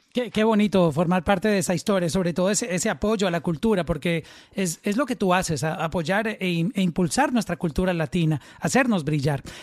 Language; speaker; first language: Spanish; native; Spanish